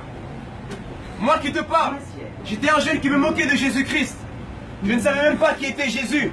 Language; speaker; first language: French; non-native, fluent; Spanish